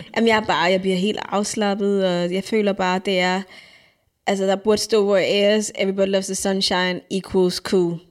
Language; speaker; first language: Danish; native; Danish